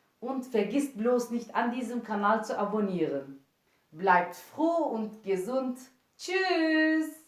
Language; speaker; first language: German; non-native, fluent; Turkish